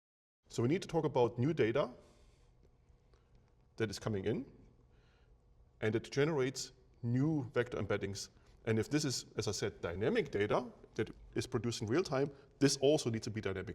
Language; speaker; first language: English; non-native, fluent; German